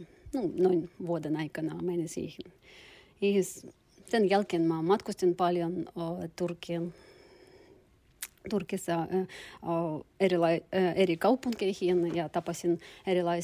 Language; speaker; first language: Finnish; non-native, learner; Turkish